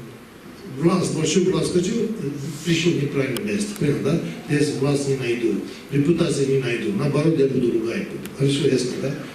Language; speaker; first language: Russian; non-native, learner; Tibetan